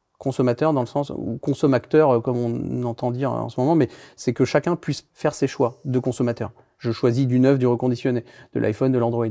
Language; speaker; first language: French; native; French